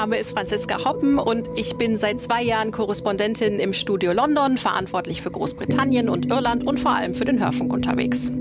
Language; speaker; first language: German; native; German